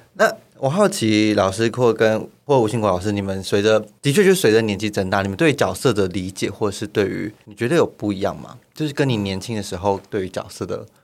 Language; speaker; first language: Chinese; native; Chinese